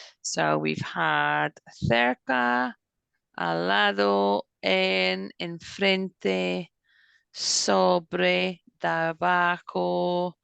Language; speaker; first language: Spanish; non-native, fluent; English